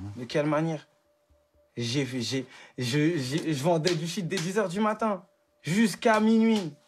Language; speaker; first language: French; native; French